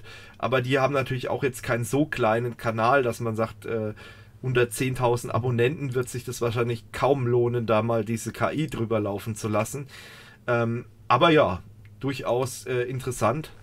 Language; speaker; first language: German; native; German